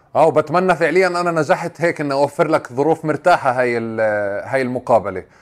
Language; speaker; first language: Arabic; native; Arabic